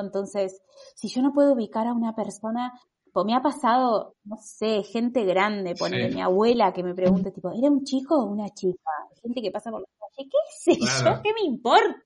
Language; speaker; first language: Spanish; native; Spanish